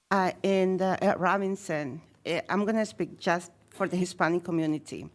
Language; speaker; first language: English; non-native, fluent; Spanish